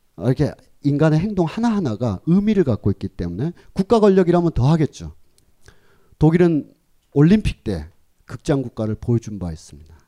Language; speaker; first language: Korean; native; Korean